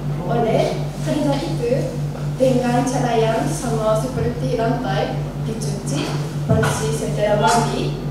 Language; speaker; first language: Indonesian; non-native, learner; Japanese